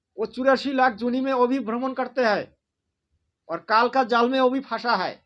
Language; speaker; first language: Hindi; non-native, local second language; Bangla